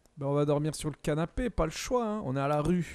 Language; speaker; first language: French; native; French